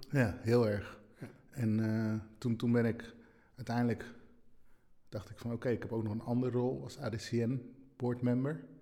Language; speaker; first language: Dutch; early bilingual, other home language; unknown